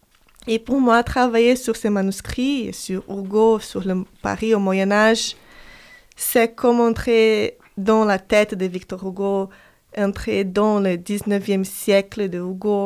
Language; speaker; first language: French; non-native, fluent; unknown